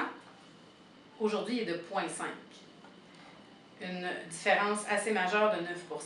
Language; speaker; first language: French; native; French